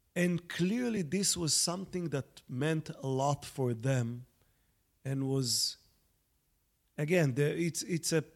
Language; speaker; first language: English; non-native, fluent; Hebrew